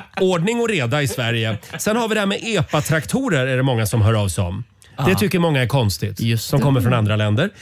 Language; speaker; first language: Swedish; native; Swedish